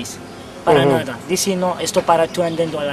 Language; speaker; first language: Spanish; non-native, learner; Kabyle